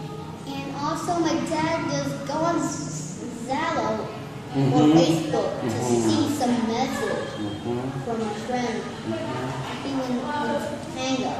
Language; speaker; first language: English; non-native, learner; Vietnamese